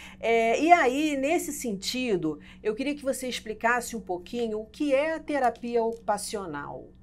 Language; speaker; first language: Portuguese; native; Portuguese